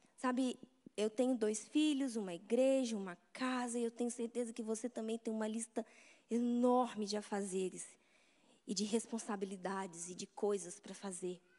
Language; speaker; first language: Portuguese; native; Portuguese